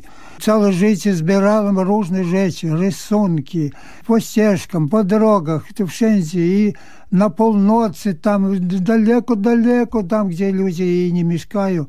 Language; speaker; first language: Polish; early bilingual, heritage; Polish